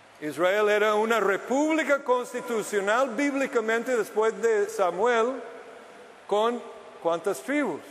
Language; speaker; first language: Spanish; non-native, fluent; English